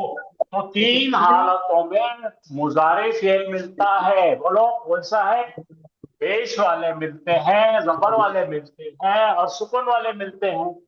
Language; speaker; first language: Hindi; native; Hindi